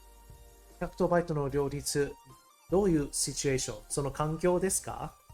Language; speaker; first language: Japanese; non-native, learner; English